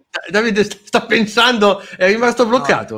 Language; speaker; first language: Italian; native; Italian